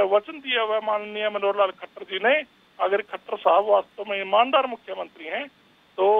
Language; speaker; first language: Hindi; native; Hindi